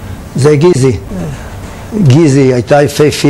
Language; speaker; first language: Hebrew; non-native, fluent; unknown